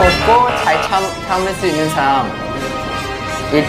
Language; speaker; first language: Korean; non-native, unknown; Thai